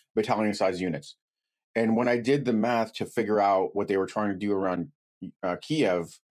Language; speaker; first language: English; native; English